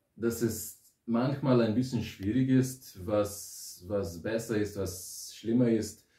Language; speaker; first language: German; non-native, fluent; Slovenian